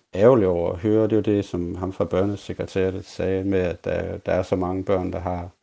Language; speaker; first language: Danish; native; Danish